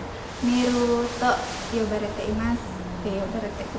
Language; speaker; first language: Japanese; non-native, learner; Indonesian